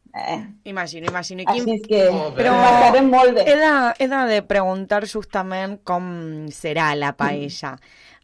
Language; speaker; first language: Catalan; non-native, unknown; Spanish